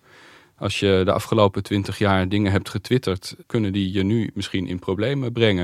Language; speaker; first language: Dutch; native; Dutch